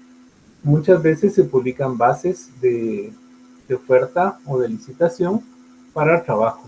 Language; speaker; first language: Spanish; native; Spanish